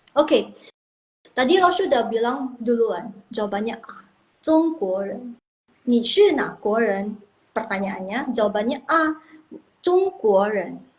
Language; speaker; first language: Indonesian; non-native, local second language; Min Nan Chinese